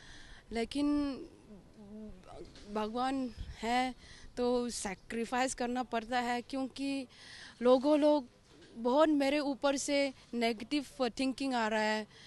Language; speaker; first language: Hindi; non-native, local second language; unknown